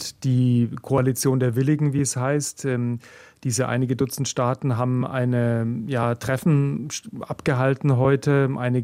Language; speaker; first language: German; native; German